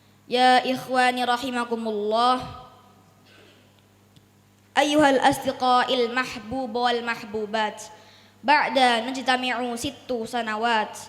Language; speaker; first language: Arabic; non-native, learner; Indonesian